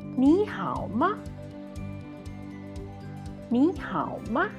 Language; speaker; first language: Chinese; non-native, fluent; Thai